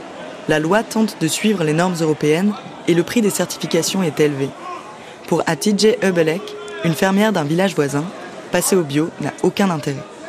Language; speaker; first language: French; native; French